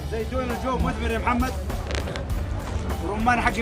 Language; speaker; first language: Arabic; native; Arabic